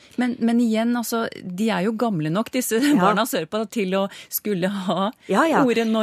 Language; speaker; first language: Norwegian; native; Norwegian